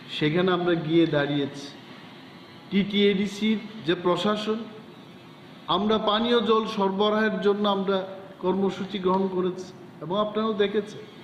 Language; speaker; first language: Bangla; non-native, local second language; Kok Borok